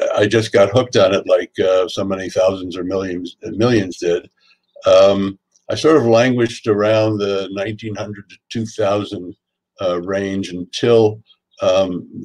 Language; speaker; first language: English; native; English